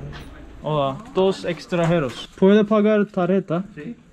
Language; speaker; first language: Spanish; non-native, learner; Turkish